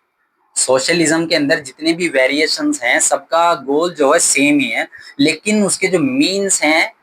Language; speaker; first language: Hindi; native; Hindi